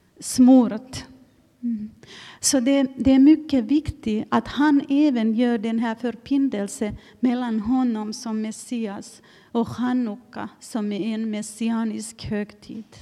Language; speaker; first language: Swedish; non-native, fluent; Finnish